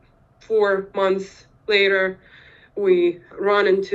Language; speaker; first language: English; non-native, fluent; Ukrainian